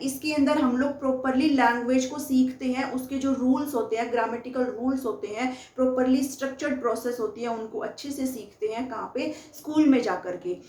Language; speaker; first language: Hindi; native; Hindi